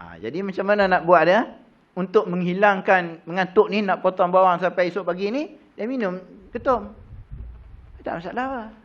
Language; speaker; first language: Malay; native; Malay